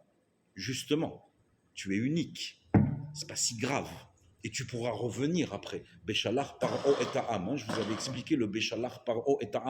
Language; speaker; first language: French; native; French